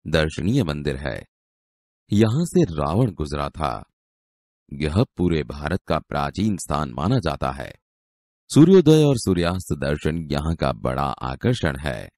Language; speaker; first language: Hindi; non-native, local second language; Gujarati